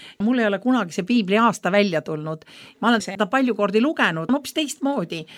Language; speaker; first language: Estonian; native; Estonian